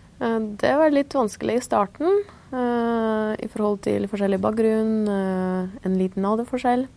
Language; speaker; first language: Norwegian; non-native, fluent; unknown